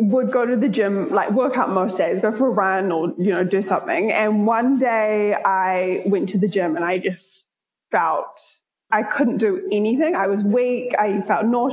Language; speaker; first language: English; native; English